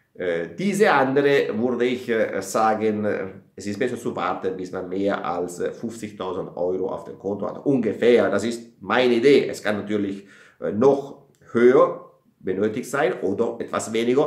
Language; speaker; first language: German; non-native, fluent; Italian